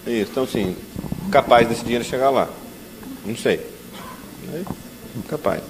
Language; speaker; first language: Portuguese; native; Portuguese